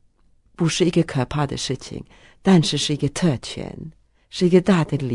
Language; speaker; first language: Chinese; non-native, fluent; Norwegian